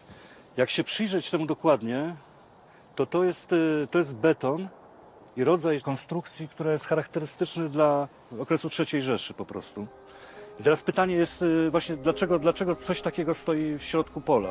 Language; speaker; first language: Polish; native; Polish